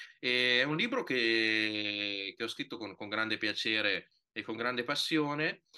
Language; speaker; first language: Italian; native; Italian